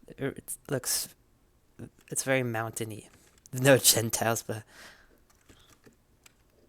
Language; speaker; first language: English; native; English